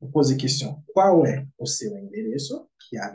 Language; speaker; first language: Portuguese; non-native, learner; Haitian Creole